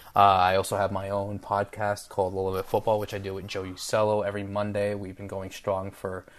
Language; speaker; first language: English; early bilingual, other home language; Spanish